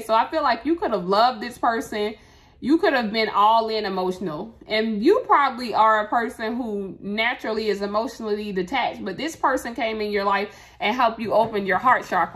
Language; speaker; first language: English; native; English